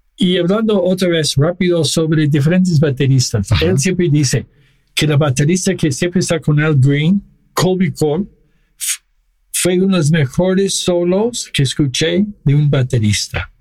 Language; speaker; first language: Spanish; non-native, fluent; English